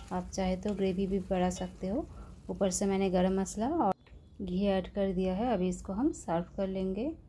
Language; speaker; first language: Hindi; non-native, local second language; Bangla